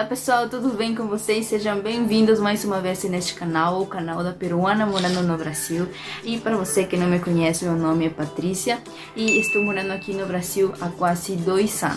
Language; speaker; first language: Portuguese; non-native, fluent; Spanish